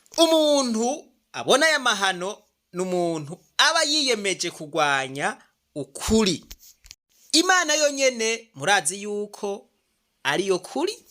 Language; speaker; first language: Rundi; native; Rundi